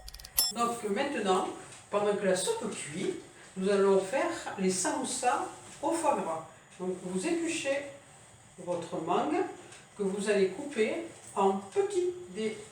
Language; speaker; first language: French; native; French